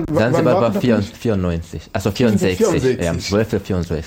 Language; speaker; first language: German; non-native, learner; Swahili